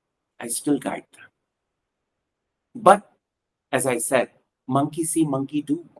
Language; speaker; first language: English; non-native, local second language; Punjabi